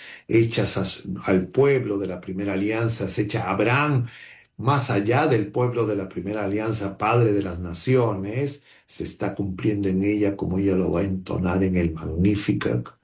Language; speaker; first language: Spanish; native; Spanish